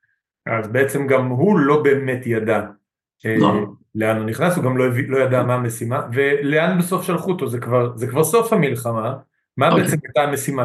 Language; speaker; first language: Hebrew; native; Hebrew